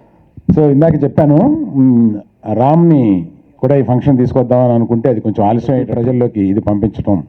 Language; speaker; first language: Telugu; native; Telugu